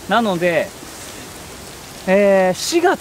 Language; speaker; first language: Japanese; native; Japanese